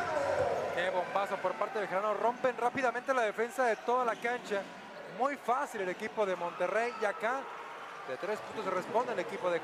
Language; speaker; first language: Spanish; native; Spanish